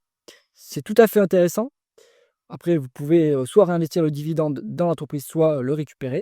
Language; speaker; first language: French; native; French